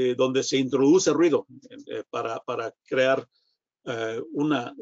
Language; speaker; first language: Spanish; non-native, fluent; English